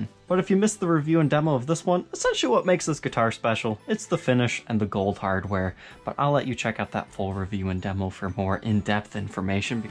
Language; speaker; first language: English; native; English